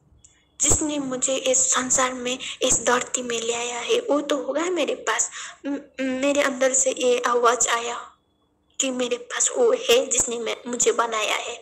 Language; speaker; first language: Hindi; non-native, learner; Nepali